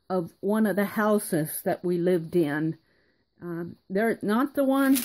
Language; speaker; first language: English; native; English